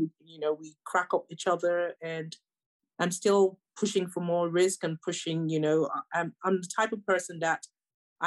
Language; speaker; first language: English; native; English